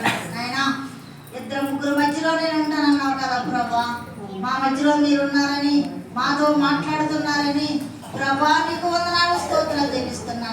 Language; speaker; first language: Telugu; native; Telugu